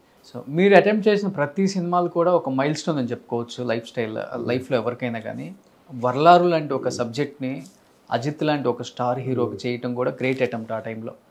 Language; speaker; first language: Telugu; native; Telugu